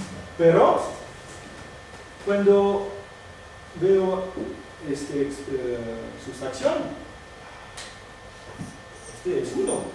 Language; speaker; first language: Spanish; non-native, fluent; French